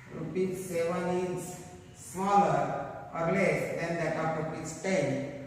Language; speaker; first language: English; non-native, local second language; Marathi